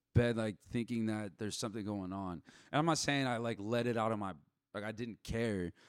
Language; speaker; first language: English; native; English